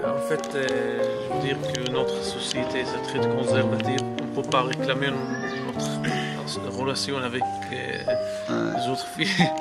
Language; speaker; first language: French; non-native, fluent; Arabic